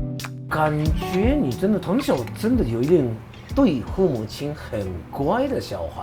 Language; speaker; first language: Chinese; non-native, fluent; Japanese